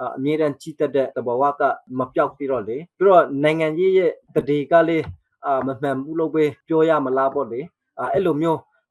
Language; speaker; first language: Burmese; non-native, local second language; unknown